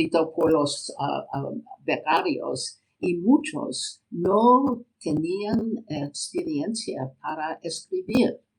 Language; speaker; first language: Spanish; non-native, learner; English